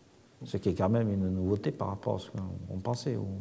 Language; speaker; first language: French; native; French